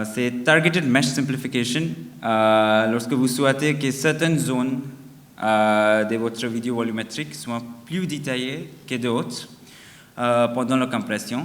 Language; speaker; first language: French; non-native, fluent; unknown